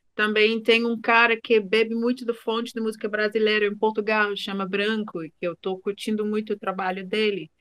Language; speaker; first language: Portuguese; non-native, fluent; English